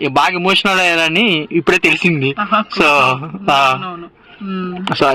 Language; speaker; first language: Telugu; native; Telugu